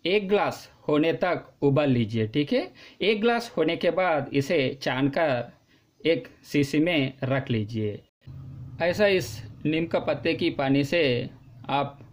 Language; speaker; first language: Hindi; non-native, local second language; Telugu